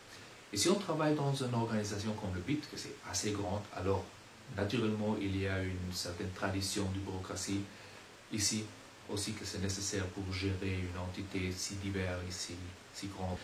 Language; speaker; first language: French; non-native, fluent; German